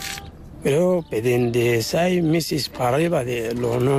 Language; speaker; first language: Spanish; non-native, learner; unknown